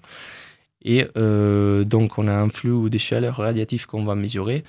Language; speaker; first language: French; non-native, fluent; Italian